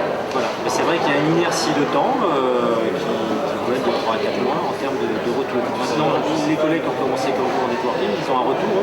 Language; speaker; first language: French; native; French